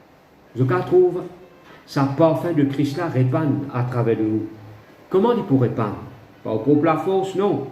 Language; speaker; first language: French; non-native, local second language; Morisyen